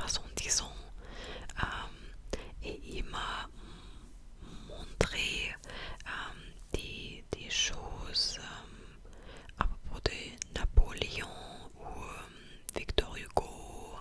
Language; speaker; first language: French; non-native, fluent; German